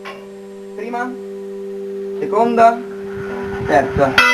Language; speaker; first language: Italian; native; Italian